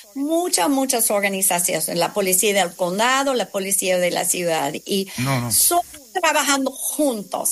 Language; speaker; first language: Spanish; non-native, fluent; English